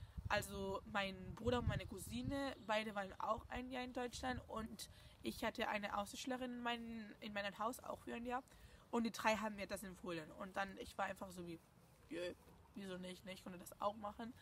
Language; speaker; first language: German; non-native, fluent; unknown